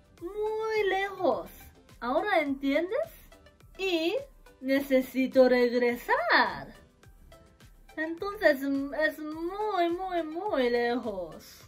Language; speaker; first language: Spanish; non-native, learner; Japanese